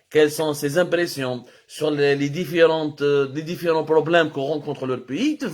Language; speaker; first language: French; non-native, local second language; Arabic